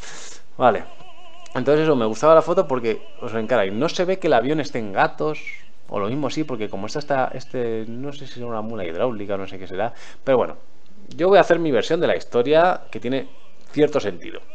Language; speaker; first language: Spanish; native; Spanish